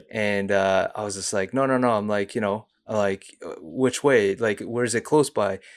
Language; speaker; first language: English; early bilingual, other home language; Cantonese